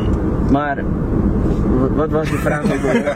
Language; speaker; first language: Dutch; non-native, local second language; Papiamento